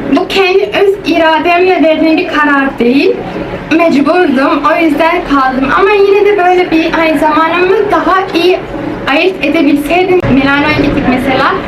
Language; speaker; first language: Turkish; early bilingual, heritage; Turkish